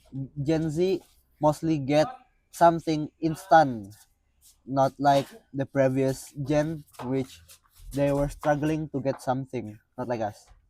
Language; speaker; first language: English; non-native, fluent; Indonesian